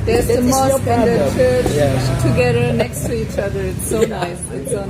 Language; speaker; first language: English; non-native, fluent; German